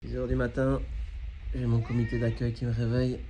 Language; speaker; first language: French; native; French